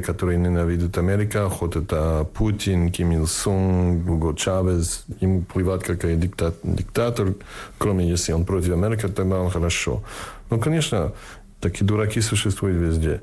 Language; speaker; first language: Russian; non-native, fluent; English